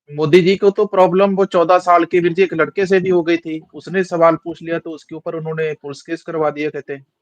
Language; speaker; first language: Hindi; non-native, local second language; Punjabi